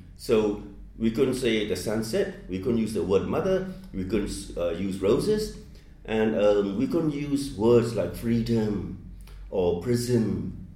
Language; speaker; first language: English; non-native, fluent; Burmese